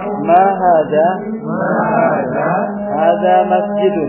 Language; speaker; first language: Arabic; non-native, fluent; Indonesian